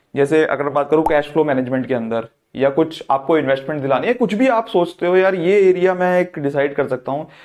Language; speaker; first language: Hindi; native; Hindi